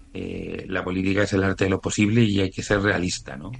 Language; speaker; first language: Spanish; native; Spanish